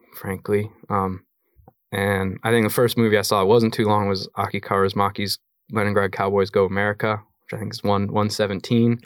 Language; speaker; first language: English; native; English